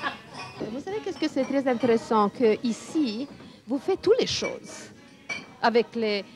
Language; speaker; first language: French; non-native, learner; Serbian